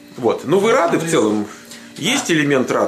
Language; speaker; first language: Russian; native; Russian